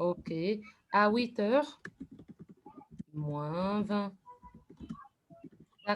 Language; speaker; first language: French; non-native, fluent; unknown